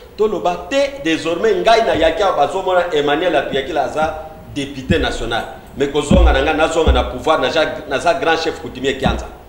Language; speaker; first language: Lingala; non-native, local second language; Kituba (Democratic Republic of Congo)